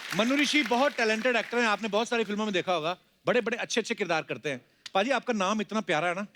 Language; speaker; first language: Hindi; native; Hindi